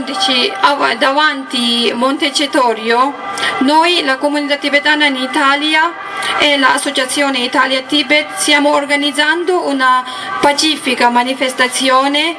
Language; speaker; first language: Italian; non-native, learner; Tibetan